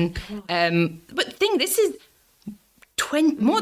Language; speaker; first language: English; non-native, fluent; Latvian